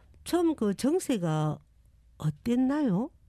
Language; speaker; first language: Korean; native; Korean